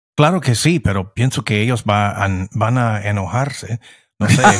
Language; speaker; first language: Spanish; non-native, fluent; English